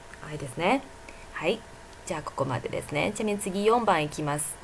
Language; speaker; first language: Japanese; non-native, fluent; Chinese